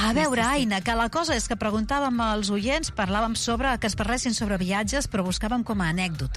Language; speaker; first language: Catalan; native; Catalan